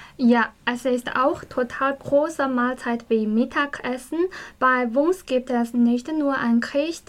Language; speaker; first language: German; non-native, fluent; Chinese